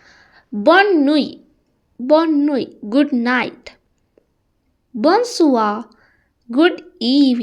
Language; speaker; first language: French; non-native, learner; Sinhala